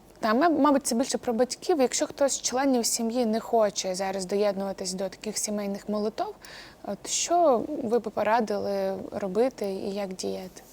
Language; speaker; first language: Ukrainian; native; Ukrainian